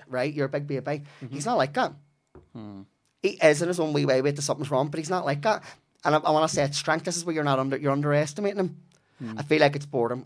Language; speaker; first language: English; native; English